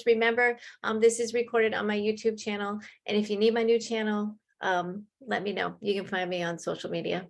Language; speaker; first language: English; native; English